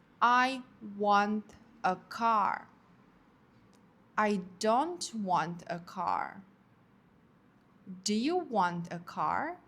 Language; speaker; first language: English; non-native, fluent; Ukrainian